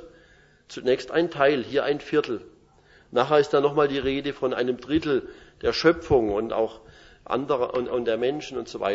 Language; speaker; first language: German; native; German